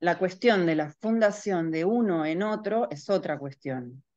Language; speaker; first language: Spanish; native; Spanish